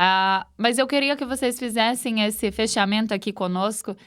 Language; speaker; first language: Portuguese; native; Portuguese